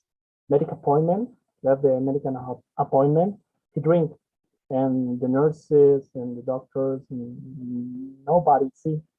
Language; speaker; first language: English; non-native, learner; Spanish